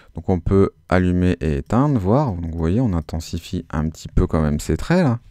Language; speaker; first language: French; native; French